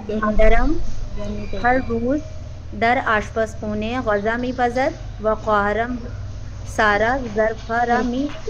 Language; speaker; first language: Persian; non-native, learner; Urdu